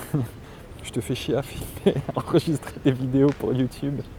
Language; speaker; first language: French; native; French